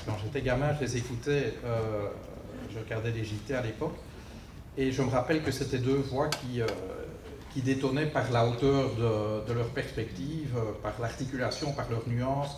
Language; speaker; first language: French; native; French